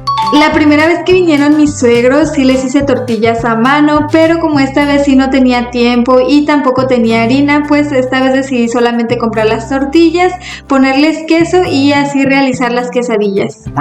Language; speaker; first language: Spanish; native; Spanish